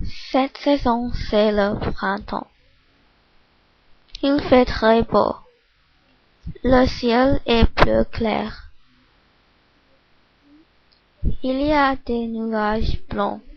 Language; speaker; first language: French; non-native, learner; English